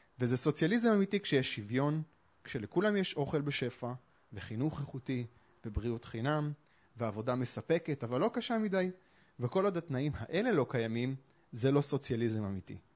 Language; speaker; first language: Hebrew; native; Hebrew